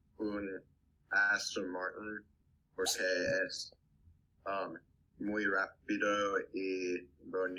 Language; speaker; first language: Spanish; non-native, learner; English